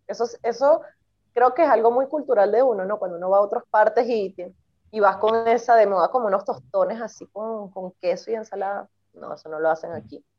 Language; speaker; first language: Spanish; native; Spanish